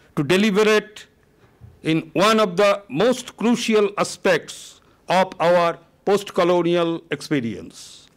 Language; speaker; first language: English; non-native, local second language; Bangla